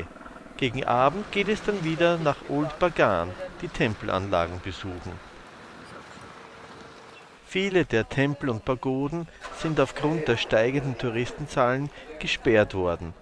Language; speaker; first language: German; native; German